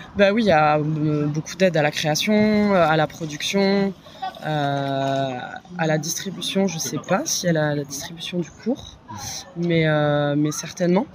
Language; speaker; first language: French; native; French